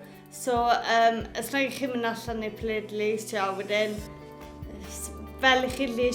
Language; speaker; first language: Welsh; native; Welsh